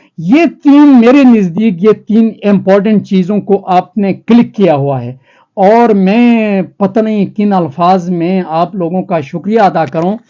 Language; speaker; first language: Urdu; non-native, local second language; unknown